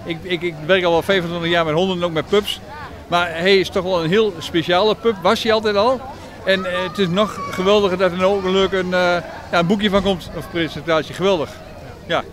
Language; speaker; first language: Dutch; native; Dutch